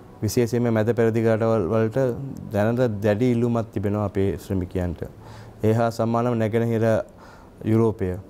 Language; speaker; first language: Sinhala; non-native, local second language; Tamil